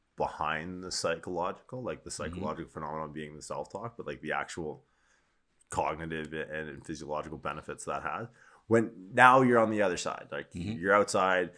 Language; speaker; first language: English; native; English